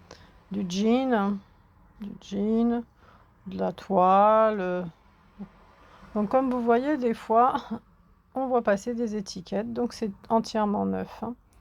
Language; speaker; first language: French; native; French